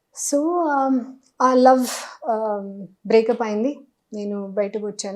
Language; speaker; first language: Telugu; non-native, learner; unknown